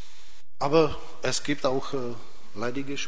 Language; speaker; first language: German; non-native, fluent; Czech